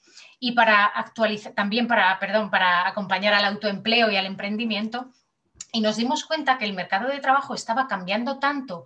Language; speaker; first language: Spanish; native; Spanish